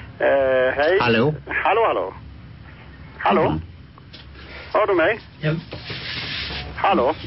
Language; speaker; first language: Swedish; non-native, fluent; Persian